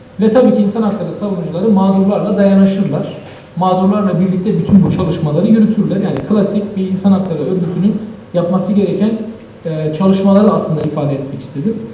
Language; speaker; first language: Turkish; native; Turkish